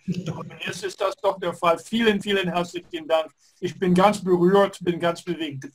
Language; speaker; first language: German; non-native, fluent; English